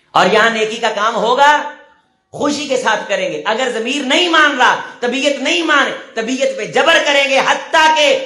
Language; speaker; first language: Urdu; non-native, local second language; Punjabi